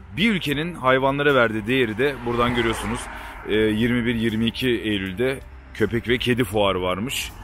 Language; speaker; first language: Turkish; native; Turkish